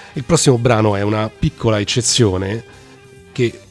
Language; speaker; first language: Italian; native; Italian